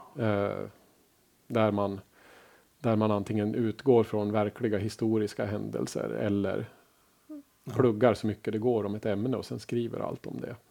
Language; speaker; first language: Swedish; native; Swedish